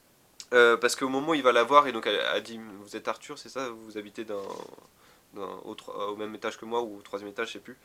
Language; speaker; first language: French; native; French